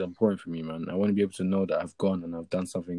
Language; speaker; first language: English; early bilingual, other home language; Yoruba